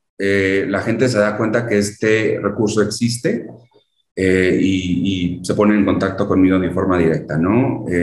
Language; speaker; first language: Spanish; early bilingual, heritage; Spanish